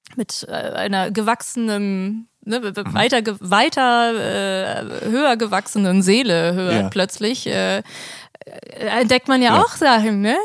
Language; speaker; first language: German; native; German